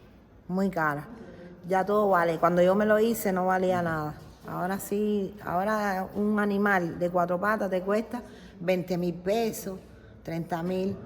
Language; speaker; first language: Spanish; native; Spanish